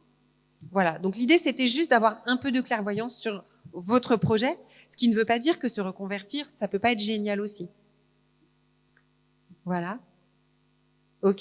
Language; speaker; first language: French; native; French